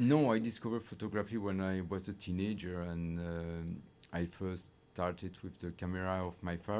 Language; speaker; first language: English; non-native, learner; French